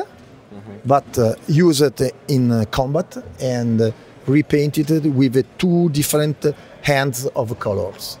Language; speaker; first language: English; non-native, learner; Italian